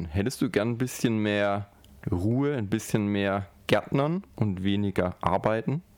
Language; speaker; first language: German; native; German